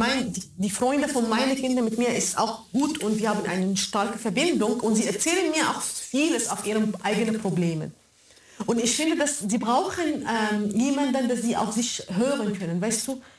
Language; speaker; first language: German; non-native, fluent; Arabic